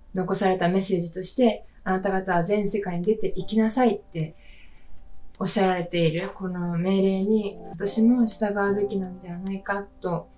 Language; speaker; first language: Japanese; native; Japanese